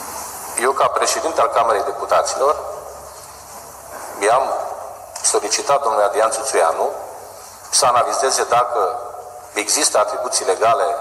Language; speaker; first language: Romanian; native; Romanian